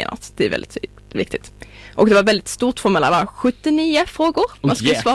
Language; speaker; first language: Swedish; native; Swedish